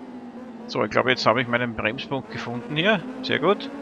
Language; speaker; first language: German; native; German